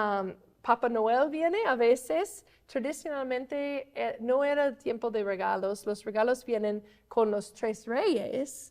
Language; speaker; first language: Spanish; non-native, fluent; English